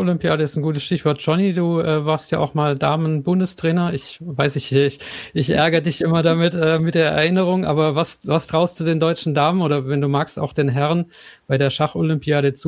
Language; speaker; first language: German; native; German